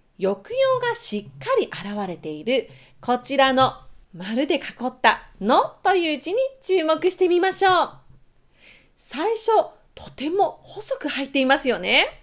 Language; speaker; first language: Japanese; native; Japanese